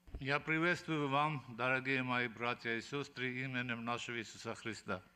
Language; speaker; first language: Russian; non-native, local second language; Armenian